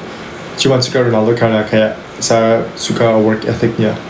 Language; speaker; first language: Indonesian; non-native, local second language; English